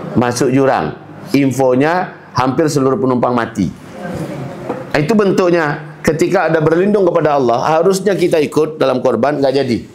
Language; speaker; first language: Malay; non-native, local second language; Minangkabau